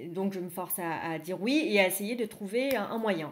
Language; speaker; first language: French; early bilingual, other home language; Vietnamese